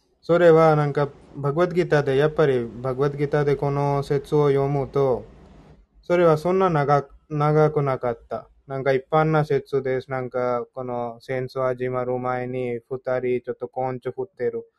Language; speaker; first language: Japanese; non-native, fluent; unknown